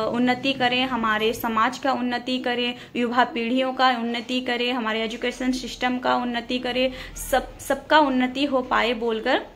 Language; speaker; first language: Hindi; native; Hindi